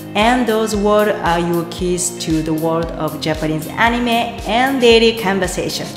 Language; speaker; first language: English; non-native, fluent; Japanese